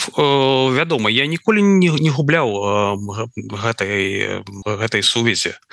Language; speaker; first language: Belarusian; non-native, local second language; Russian